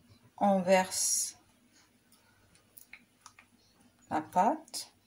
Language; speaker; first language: French; non-native, local second language; Arabic